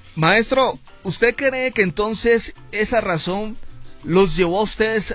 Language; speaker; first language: Spanish; native; Spanish